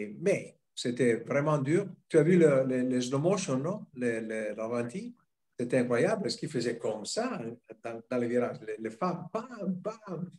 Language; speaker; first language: French; non-native, fluent; Italian